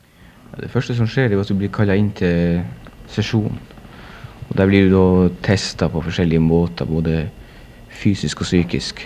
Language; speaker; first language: Norwegian; native; Norwegian